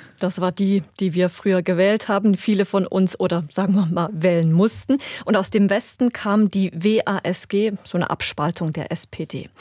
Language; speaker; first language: German; native; German